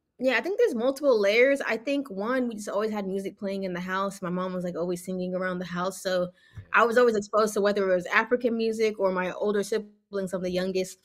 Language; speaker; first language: English; early bilingual, other home language; Yoruba